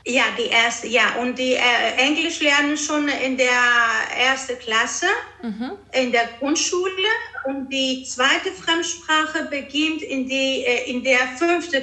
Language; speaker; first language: German; early bilingual, heritage; Greek